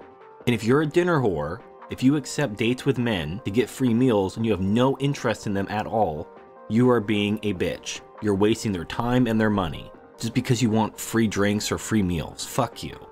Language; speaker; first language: English; native; English